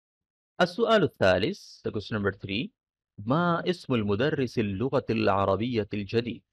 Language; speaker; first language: Arabic; non-native, fluent; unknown